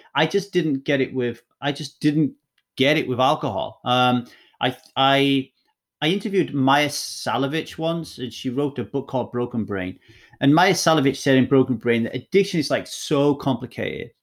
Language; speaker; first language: English; native; English